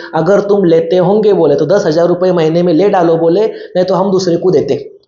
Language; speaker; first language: Hindi; non-native, local second language; Marathi